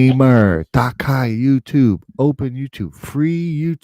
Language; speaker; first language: Chinese; non-native, fluent; English